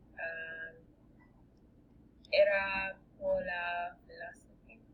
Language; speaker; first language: Spanish; non-native, learner; English